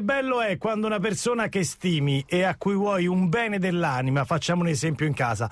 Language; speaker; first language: Italian; native; Italian